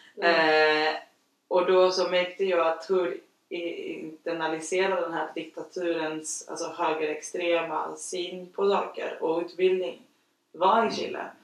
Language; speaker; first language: Swedish; non-native, fluent; Spanish